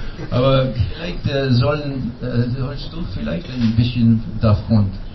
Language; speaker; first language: German; non-native, fluent; English